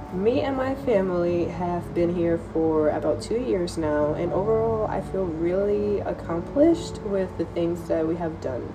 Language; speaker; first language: English; non-native, fluent; Spanish